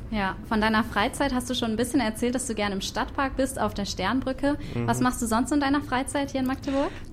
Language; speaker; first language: German; native; German